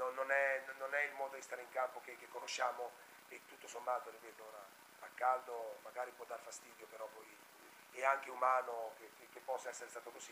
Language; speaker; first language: Italian; native; Italian